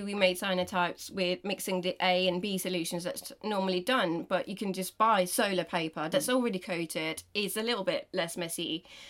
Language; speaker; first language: English; non-native, fluent; Danish